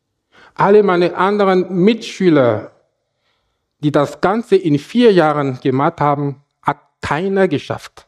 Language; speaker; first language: German; non-native, fluent; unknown